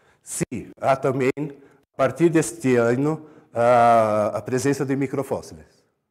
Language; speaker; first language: Spanish; non-native, learner; Portuguese